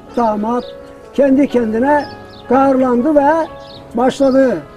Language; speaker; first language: Turkish; native; Turkish